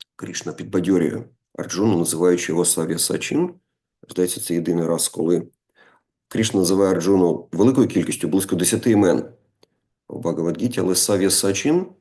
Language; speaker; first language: Ukrainian; non-native, local second language; Russian